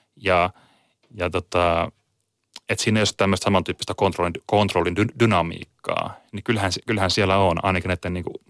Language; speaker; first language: Finnish; native; Finnish